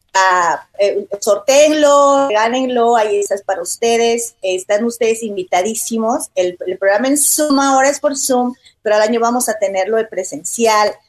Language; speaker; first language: Spanish; native; Spanish